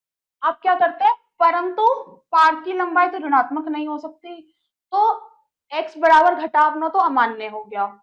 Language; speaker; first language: Hindi; native; Hindi